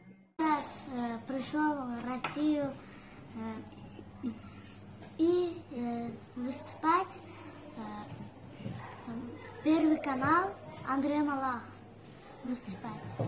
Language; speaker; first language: Russian; non-native, learner; Uzbek